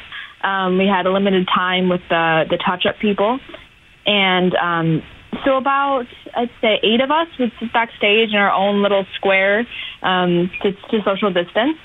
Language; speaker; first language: English; native; English